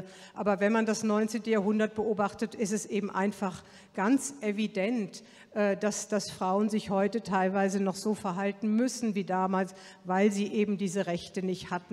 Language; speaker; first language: German; native; German